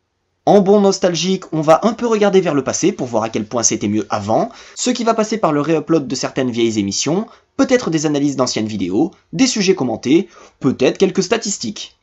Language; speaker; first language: French; native; French